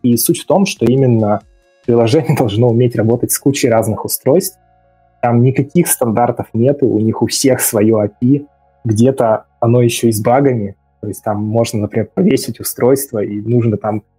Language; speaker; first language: Russian; native; Russian